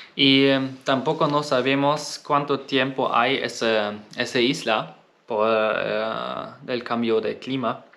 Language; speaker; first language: Spanish; non-native, fluent; German